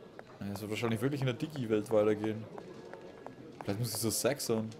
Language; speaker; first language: German; native; German